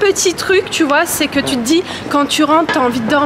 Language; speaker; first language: French; native; French